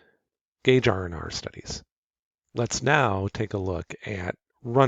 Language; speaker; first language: English; native; English